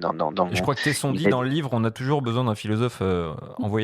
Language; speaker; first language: French; native; French